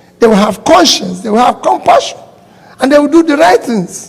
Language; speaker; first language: English; non-native, local second language; Igbo